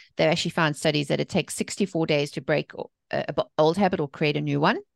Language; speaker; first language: English; native; English